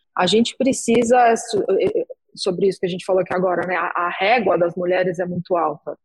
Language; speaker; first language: Portuguese; native; Portuguese